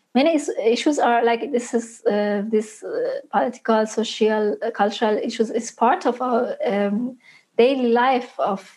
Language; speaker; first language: English; non-native, fluent; Persian